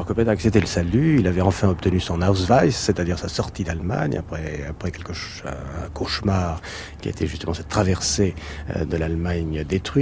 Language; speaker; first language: French; native; French